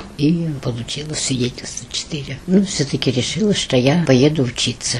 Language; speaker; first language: Russian; non-native, local second language; German